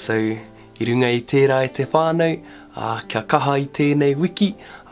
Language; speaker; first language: Māori; non-native, local second language; English